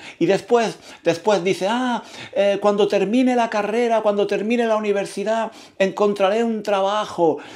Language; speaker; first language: Spanish; native; Spanish